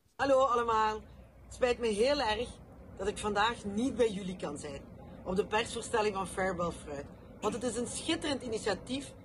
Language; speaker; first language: Dutch; native; Dutch